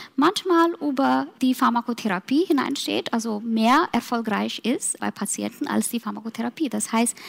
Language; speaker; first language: German; non-native, fluent; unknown